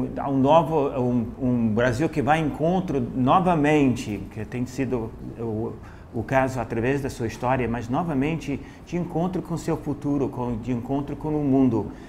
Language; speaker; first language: Portuguese; non-native, fluent; English